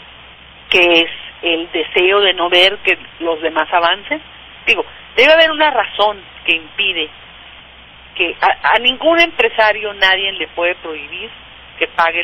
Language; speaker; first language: Spanish; native; Spanish